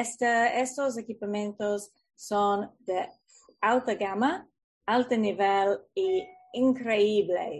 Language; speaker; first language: Spanish; non-native, fluent; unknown